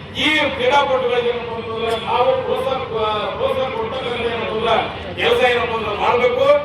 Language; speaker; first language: Kannada; non-native, local second language; Lambadi